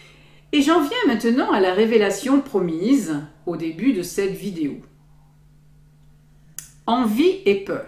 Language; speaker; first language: French; native; French